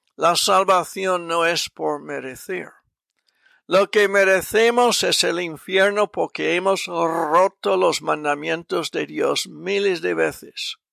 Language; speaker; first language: Spanish; non-native, fluent; English